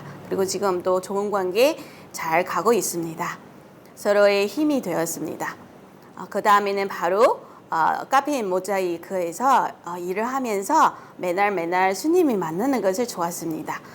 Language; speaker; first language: Korean; non-native, learner; Chinese